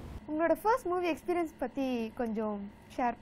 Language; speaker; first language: Tamil; native; Tamil